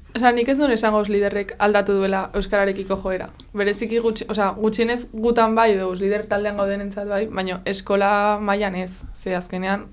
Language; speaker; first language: Basque; non-native, local second language; Spanish